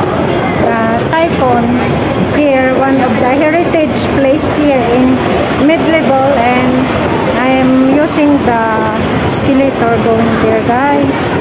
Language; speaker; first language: English; non-native, local second language; Filipino